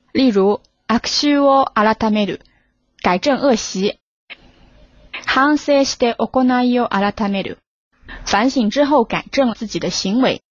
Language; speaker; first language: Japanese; non-native, fluent; Chinese